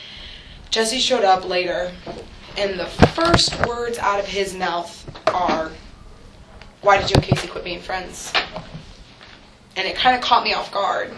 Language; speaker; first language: English; native; English